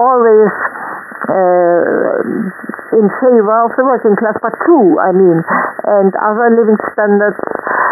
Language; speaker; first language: English; non-native, fluent; German